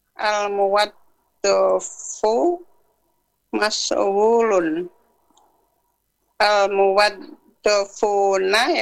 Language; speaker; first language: Arabic; non-native, learner; Indonesian